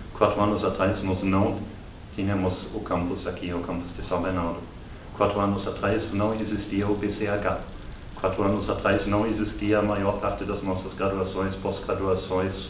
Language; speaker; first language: Portuguese; non-native, fluent; German